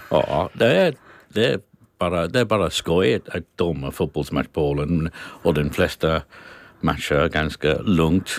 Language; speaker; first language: Swedish; non-native, learner; English